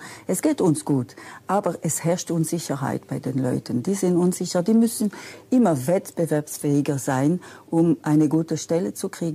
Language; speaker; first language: German; non-native, local second language; French